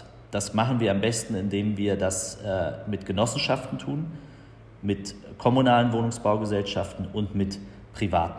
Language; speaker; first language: German; native; German